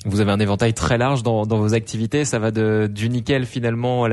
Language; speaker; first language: French; native; French